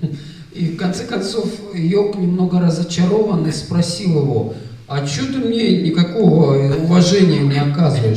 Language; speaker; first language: Russian; native; Russian